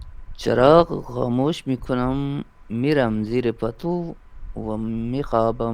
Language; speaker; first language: Persian; non-native, learner; Urdu